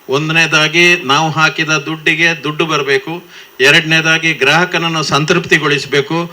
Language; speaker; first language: Kannada; native; Kannada